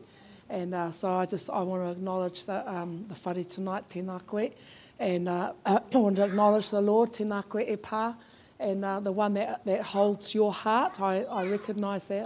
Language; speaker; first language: English; native; English